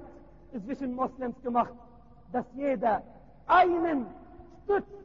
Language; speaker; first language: German; non-native, learner; Arabic